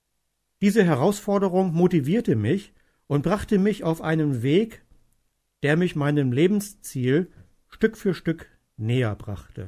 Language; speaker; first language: German; native; German